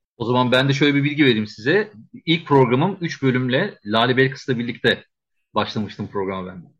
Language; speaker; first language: Turkish; native; Turkish